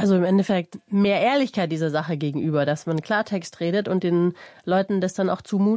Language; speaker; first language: German; native; German